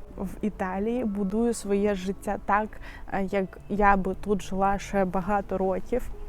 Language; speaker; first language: Ukrainian; non-native, local second language; Russian